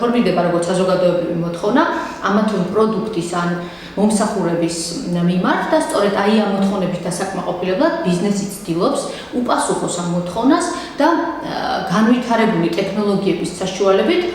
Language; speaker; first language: Georgian; native; Georgian